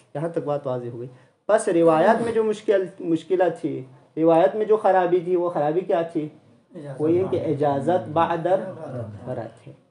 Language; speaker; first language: Urdu; non-native, local second language; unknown